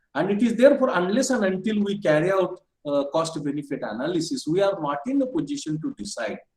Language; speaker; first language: English; non-native, local second language; Marathi